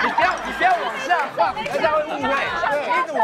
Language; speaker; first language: Chinese; native; Chinese